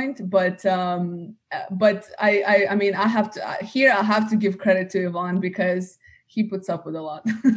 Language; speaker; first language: English; native; English